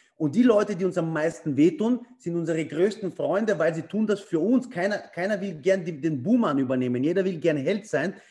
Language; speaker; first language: German; early bilingual, other home language; Bulgarian